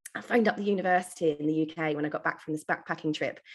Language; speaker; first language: English; native; English